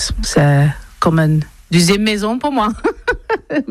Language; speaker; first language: French; non-native, learner; English